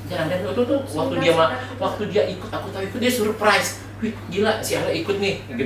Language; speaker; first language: Indonesian; native; Indonesian